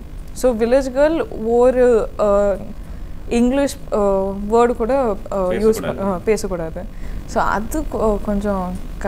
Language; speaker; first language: Tamil; non-native, learner; Kodava